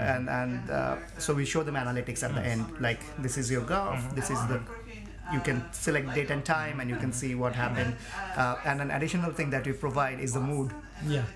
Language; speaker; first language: English; non-native, local second language; Bangla